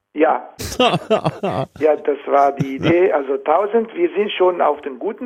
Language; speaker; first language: German; non-native, fluent; Italian